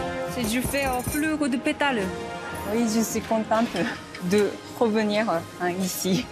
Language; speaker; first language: French; non-native, learner; Japanese